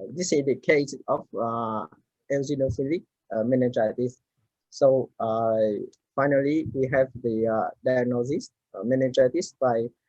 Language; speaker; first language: English; non-native, learner; Vietnamese